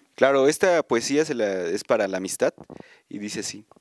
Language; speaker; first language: Spanish; native; Spanish